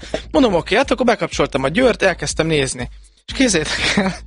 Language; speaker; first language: Hungarian; native; Hungarian